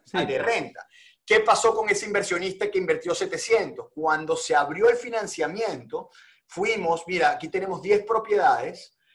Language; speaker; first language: Spanish; native; Spanish